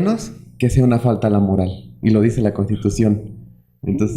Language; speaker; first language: Spanish; native; Spanish